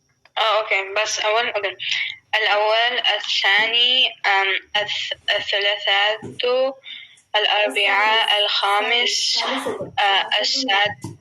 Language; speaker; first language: Arabic; non-native, learner; Urdu